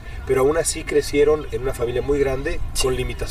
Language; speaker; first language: Spanish; native; Spanish